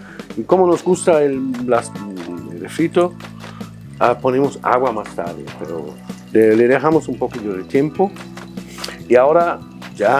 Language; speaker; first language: Spanish; non-native, fluent; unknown